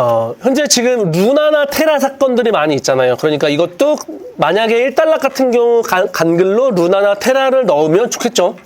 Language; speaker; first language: Korean; native; Korean